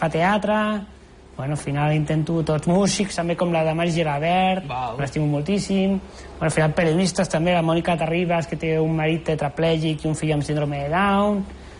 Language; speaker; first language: Catalan; native; Catalan